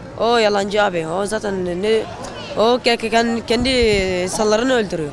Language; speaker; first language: Turkish; early bilingual, other home language; Arabic